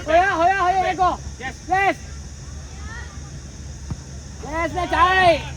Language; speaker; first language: Cantonese; native; Cantonese